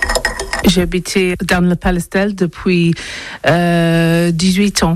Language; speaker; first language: French; non-native, learner; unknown